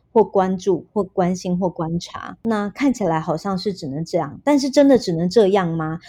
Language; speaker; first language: Chinese; native; Chinese